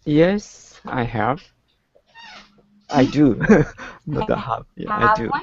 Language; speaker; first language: English; non-native, learner; Japanese